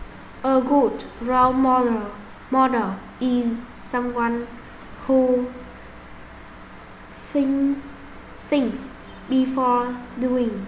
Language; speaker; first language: English; non-native, learner; Vietnamese